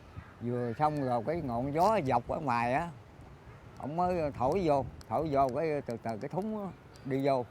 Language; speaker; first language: Vietnamese; native; Vietnamese